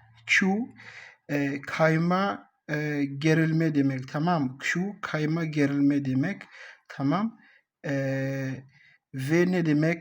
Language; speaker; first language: Turkish; non-native, learner; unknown